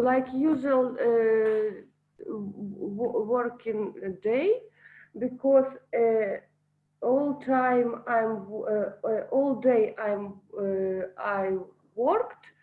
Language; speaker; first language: English; non-native, learner; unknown